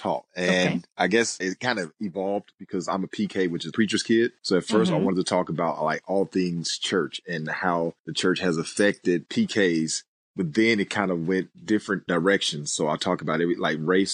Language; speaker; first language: English; native; English